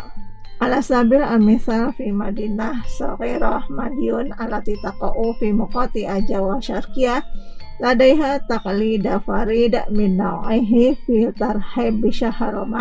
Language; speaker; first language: Arabic; non-native, learner; Indonesian